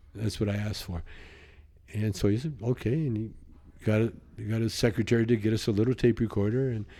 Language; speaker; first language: English; native; English